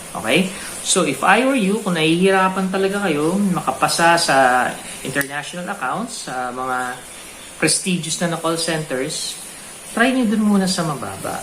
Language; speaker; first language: Filipino; native; Filipino